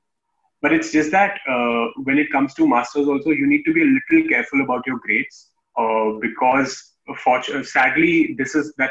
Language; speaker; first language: English; non-native, local second language; Hindi